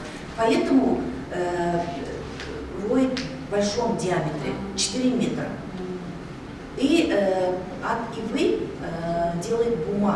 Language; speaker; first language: Russian; non-native, local second language; Kazakh